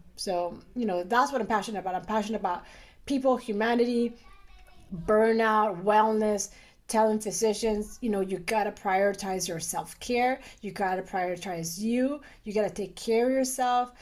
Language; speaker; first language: English; early bilingual, other home language; Spanish